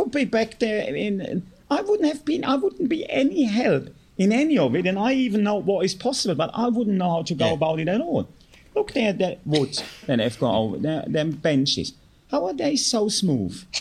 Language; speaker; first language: English; non-native, fluent; German